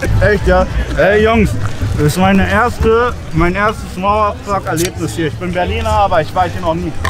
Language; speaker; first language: German; native; German